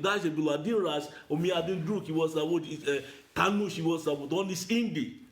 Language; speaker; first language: Russian; non-native, learner; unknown